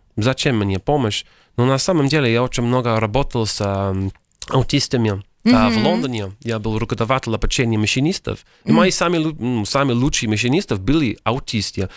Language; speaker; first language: Russian; non-native, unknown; English